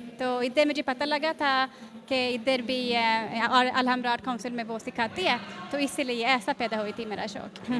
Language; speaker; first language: Hindi; non-native, learner; Swedish